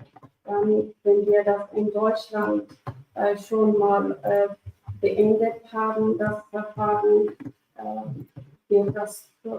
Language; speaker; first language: German; non-native, fluent; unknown